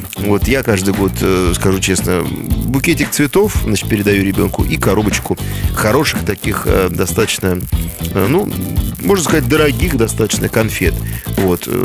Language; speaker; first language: Russian; native; Russian